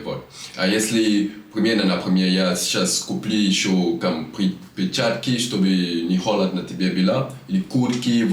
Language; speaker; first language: Russian; non-native, fluent; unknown